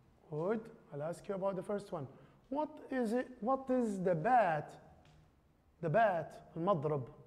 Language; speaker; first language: English; non-native, fluent; Arabic